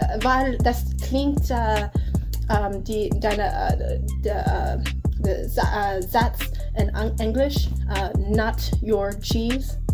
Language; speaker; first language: German; non-native, learner; English